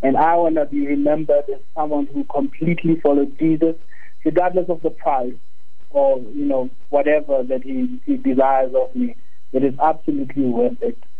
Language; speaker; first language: English; non-native, local second language; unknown